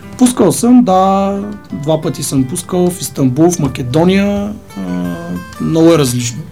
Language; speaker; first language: Bulgarian; native; Bulgarian